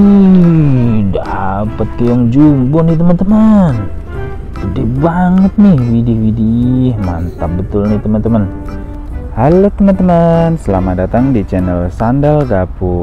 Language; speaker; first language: Indonesian; native; Indonesian